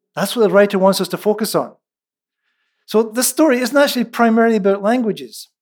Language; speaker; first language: English; non-native, local second language; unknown